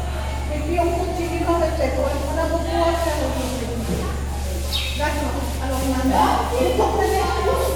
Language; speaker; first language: French; non-native, fluent; Spanish